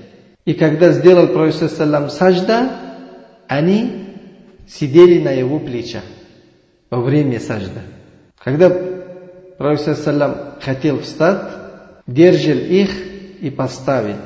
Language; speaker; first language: Russian; non-native, learner; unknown